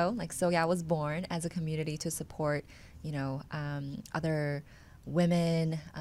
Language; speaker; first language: English; non-native, fluent; Chinese